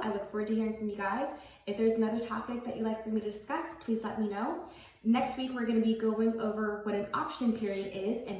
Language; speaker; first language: English; native; English